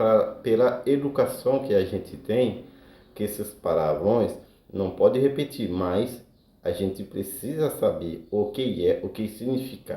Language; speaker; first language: Portuguese; non-native, learner; Haitian Creole